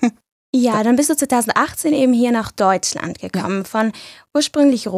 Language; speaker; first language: German; native; German